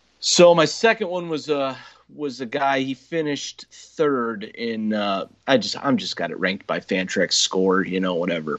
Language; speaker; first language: English; native; English